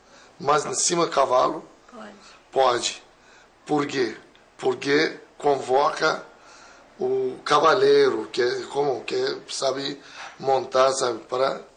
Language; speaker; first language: Portuguese; non-native, fluent; Persian